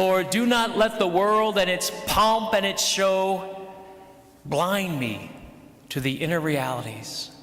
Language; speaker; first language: English; native; English